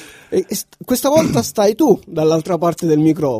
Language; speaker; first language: Italian; native; Italian